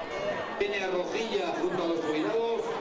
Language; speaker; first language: Spanish; native; Spanish